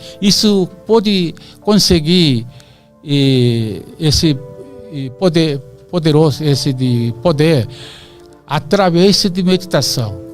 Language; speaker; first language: Portuguese; non-native, learner; Korean